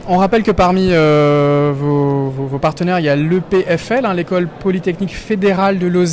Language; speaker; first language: French; native; French